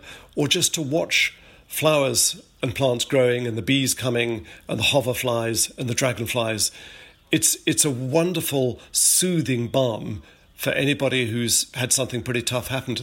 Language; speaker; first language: English; native; English